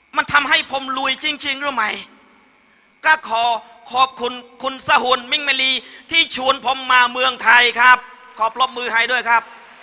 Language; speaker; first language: Thai; non-native, learner; Khmer